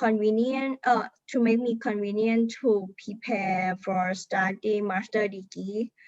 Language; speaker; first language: English; non-native, learner; Thai